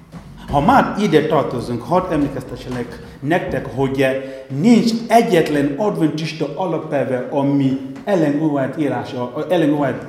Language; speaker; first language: Hungarian; non-native, fluent; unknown